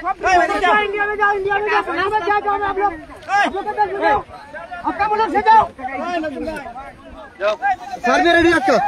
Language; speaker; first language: Hindi; non-native, learner; Bangla